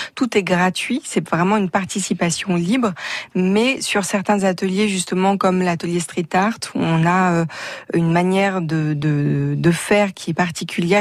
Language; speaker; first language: French; native; French